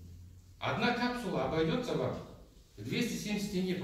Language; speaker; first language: Russian; non-native, local second language; Kazakh